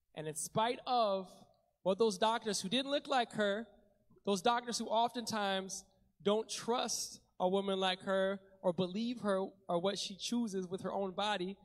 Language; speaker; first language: English; native; English